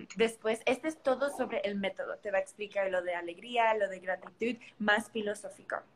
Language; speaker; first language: Spanish; early bilingual, heritage; Spanish